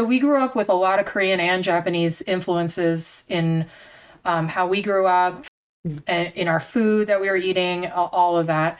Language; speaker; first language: English; early bilingual, other home language; Korean